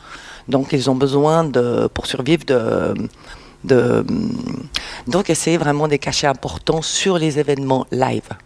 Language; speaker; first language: French; native; French